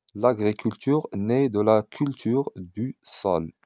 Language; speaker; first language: French; non-native, local second language; Arabic